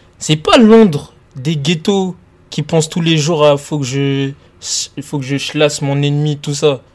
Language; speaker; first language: French; early bilingual, other home language; Lingala